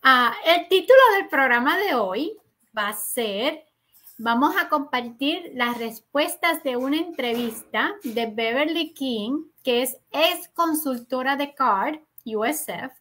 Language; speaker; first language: Spanish; native; Spanish